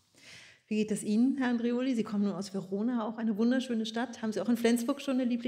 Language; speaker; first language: German; native; German